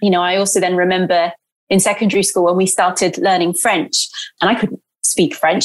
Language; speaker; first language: English; early bilingual, other home language; Portuguese